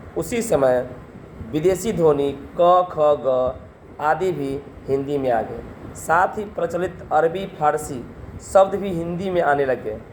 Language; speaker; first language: Hindi; native; Hindi